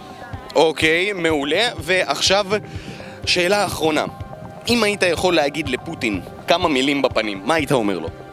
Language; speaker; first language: Hebrew; native; Hebrew